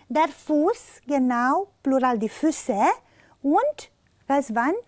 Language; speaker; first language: German; non-native, fluent; Romanian